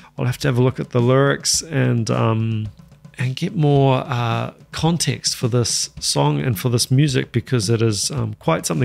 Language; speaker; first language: English; native; English